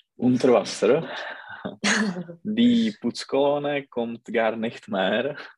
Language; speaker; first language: German; non-native, learner; Czech